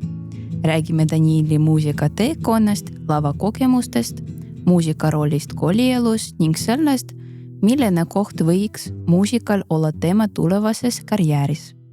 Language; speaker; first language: Estonian; non-native, local second language; Russian